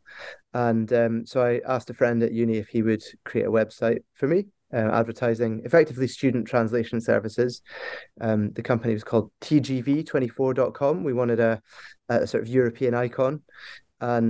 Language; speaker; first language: English; native; English